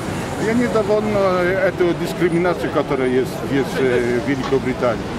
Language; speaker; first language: Russian; non-native, learner; Polish